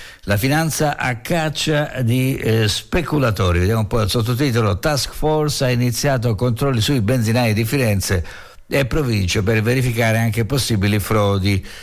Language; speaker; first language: Italian; native; Italian